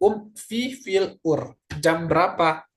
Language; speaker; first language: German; non-native, learner; Indonesian